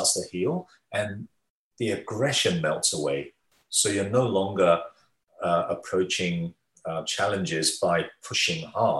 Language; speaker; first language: English; native; English